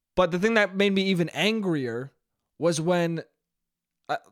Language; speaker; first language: English; native; English